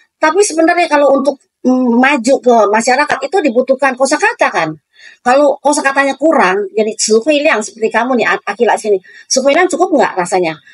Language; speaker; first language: Indonesian; native; Indonesian